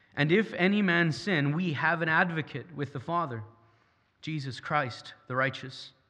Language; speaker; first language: English; native; English